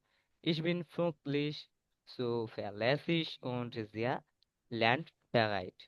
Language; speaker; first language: German; non-native, learner; Bangla